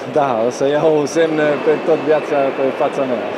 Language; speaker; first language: Romanian; non-native, fluent; Italian